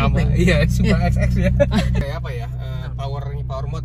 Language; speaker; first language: Indonesian; native; Indonesian